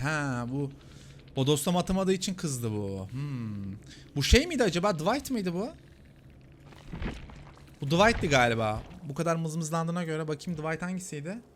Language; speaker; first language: Turkish; native; Turkish